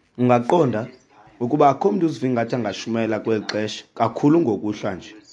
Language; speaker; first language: Xhosa; non-native, local second language; Zulu